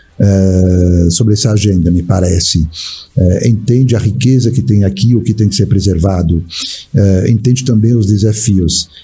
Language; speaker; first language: Portuguese; non-native, fluent; French